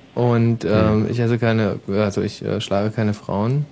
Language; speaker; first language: German; native; German